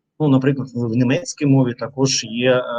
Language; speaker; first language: Ukrainian; non-native, learner; Russian